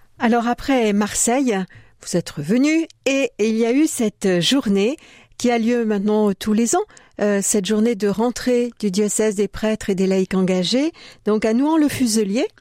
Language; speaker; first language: French; native; French